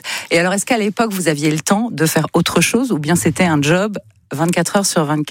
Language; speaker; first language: French; native; French